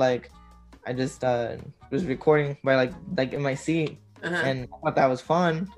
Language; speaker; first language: English; native; English